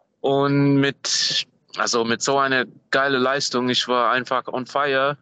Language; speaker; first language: German; non-native, fluent; English